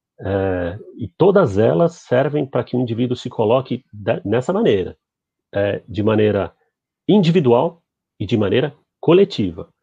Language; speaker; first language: Portuguese; early bilingual, other home language; Spanish